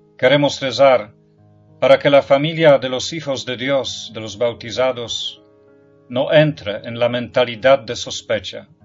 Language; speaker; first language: Spanish; non-native, fluent; Polish